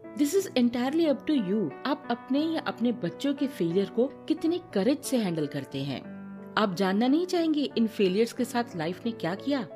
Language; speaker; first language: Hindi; native; Hindi